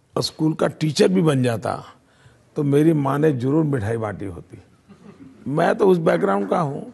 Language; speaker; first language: Hindi; non-native, local second language; Gujarati